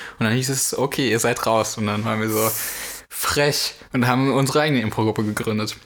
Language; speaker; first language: German; native; German